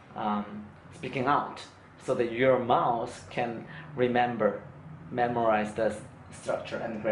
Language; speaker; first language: English; non-native, fluent; Korean